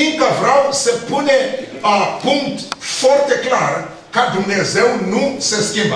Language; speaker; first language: Romanian; non-native, learner; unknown